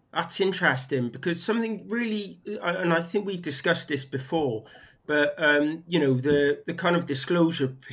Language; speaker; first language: English; native; English